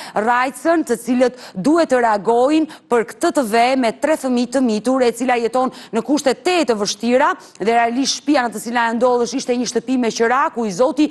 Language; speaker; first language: Albanian; native; Albanian